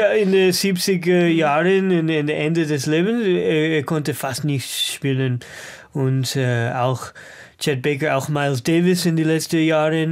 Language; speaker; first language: German; non-native, learner; English